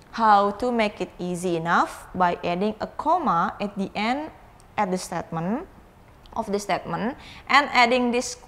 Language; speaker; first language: English; non-native, fluent; Indonesian